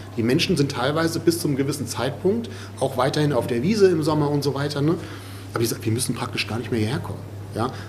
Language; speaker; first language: German; native; German